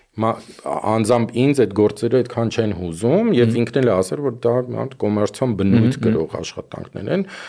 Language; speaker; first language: Armenian; native; Armenian